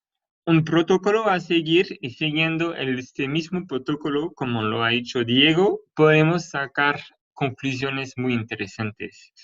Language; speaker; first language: Spanish; non-native, fluent; French